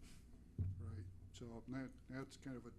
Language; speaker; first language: English; native; English